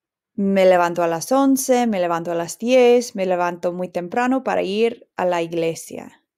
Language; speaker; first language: Spanish; non-native, fluent; English